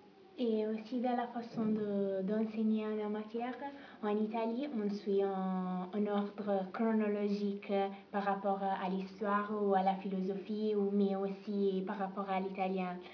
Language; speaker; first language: French; non-native, fluent; Italian